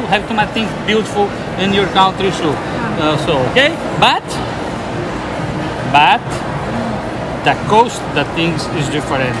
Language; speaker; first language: English; non-native, learner; Portuguese